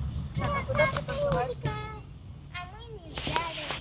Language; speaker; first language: Russian; native; Russian